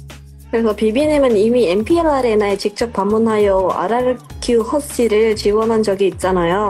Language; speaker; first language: Korean; non-native, local second language; Indonesian